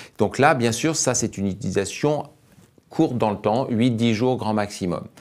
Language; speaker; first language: French; native; French